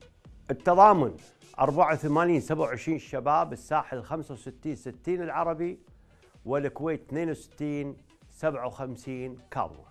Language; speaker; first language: Arabic; native; Arabic